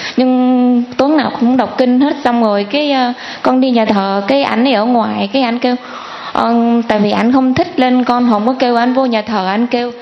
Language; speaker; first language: Vietnamese; native; Vietnamese